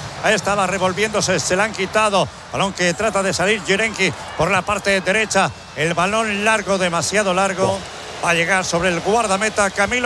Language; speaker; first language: Spanish; native; Spanish